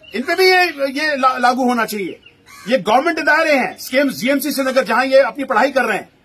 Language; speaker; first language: Hindi; native; Hindi